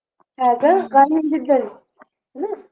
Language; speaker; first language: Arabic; non-native, fluent; Urdu